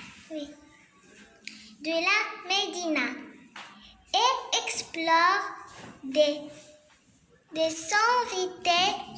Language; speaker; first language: French; non-native, learner; Arabic